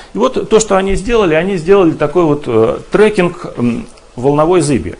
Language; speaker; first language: Russian; native; Russian